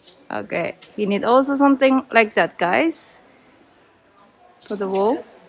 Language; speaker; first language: English; non-native, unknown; Indonesian